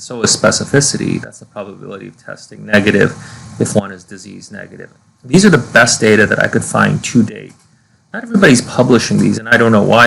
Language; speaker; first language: English; native; English